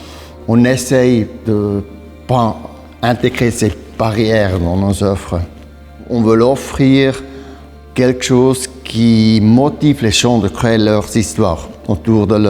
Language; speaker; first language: French; non-native, local second language; German